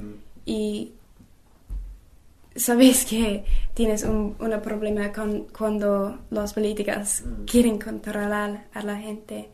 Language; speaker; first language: Spanish; non-native, learner; English